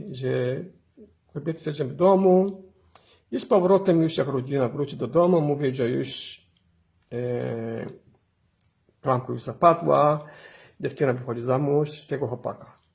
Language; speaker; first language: Polish; non-native, fluent; Somali